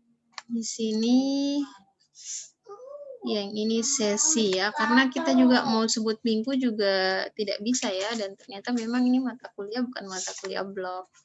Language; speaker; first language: Indonesian; native; Indonesian